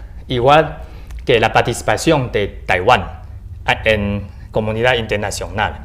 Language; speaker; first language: Spanish; non-native, learner; Chinese